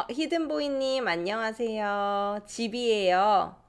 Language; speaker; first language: Korean; non-native, fluent; English